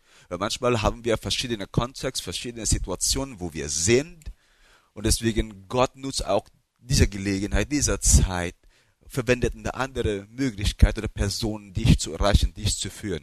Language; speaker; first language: German; non-native, fluent; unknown